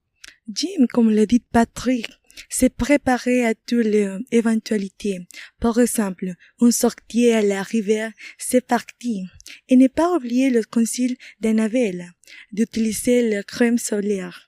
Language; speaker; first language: French; non-native, learner; Spanish